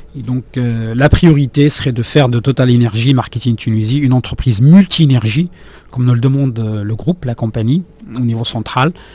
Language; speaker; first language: French; non-native, local second language; Arabic